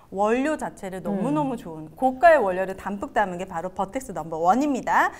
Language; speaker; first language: Korean; native; Korean